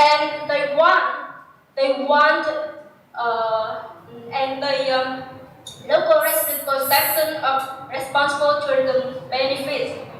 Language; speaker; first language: English; non-native, learner; Vietnamese